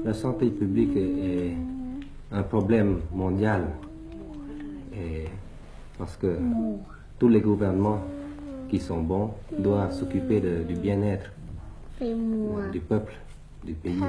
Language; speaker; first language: French; early bilingual, other home language; Thai